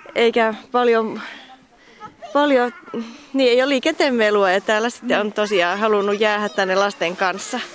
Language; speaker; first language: Finnish; native; Finnish